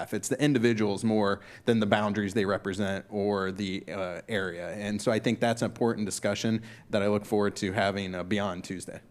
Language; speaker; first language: English; native; English